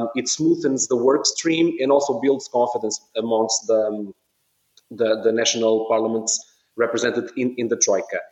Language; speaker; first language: English; non-native, fluent; Portuguese